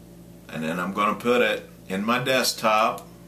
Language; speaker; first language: English; native; English